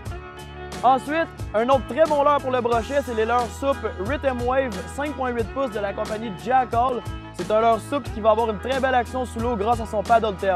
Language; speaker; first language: French; native; French